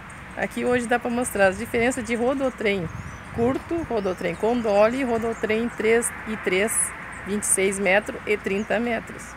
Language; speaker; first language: Portuguese; native; Portuguese